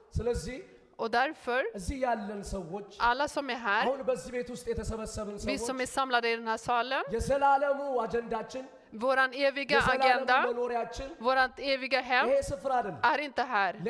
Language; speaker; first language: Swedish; non-native, fluent; Amharic